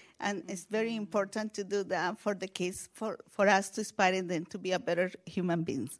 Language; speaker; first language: English; non-native, learner; Spanish